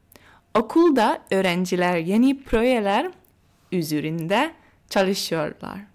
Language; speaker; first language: Turkish; non-native, learner; English